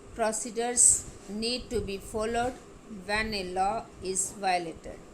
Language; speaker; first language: English; non-native, local second language; Hindi